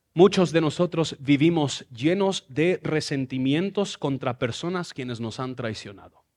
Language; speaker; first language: Spanish; non-native, fluent; English